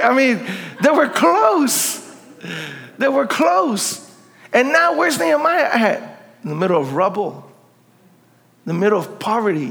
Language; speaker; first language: English; native; English